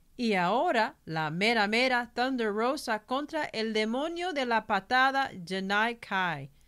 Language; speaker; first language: Spanish; early bilingual, heritage; Spanish